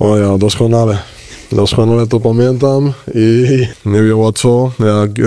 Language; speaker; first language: Polish; non-native, learner; Spanish